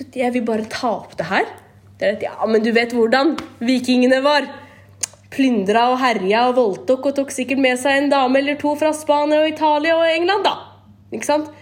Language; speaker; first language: Norwegian; early bilingual, other home language; Kurdish